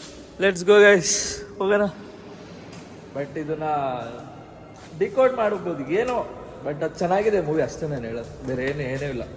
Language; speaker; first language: Kannada; native; Kannada